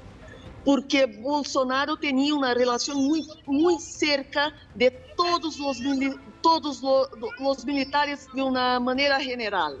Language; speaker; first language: Spanish; non-native, fluent; Portuguese